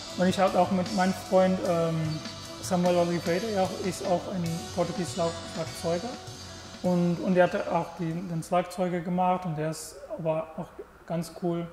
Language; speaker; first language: German; non-native, learner; Portuguese